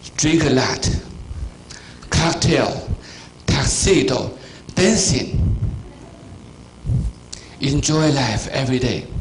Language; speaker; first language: English; non-native, fluent; Chinese